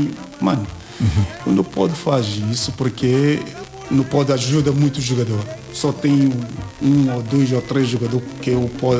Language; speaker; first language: Portuguese; non-native, learner; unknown